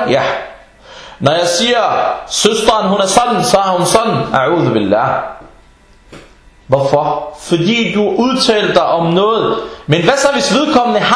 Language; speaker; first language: Danish; early bilingual, other home language; Arabic